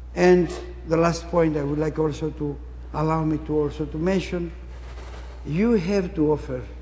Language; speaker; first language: English; non-native, fluent; Greek